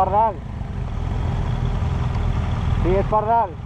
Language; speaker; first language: Spanish; non-native, local second language; Catalan